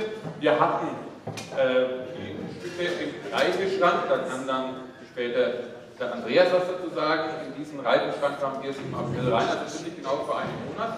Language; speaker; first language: German; native; German